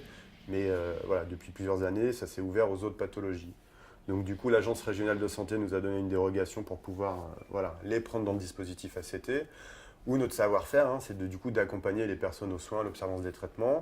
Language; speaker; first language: French; native; French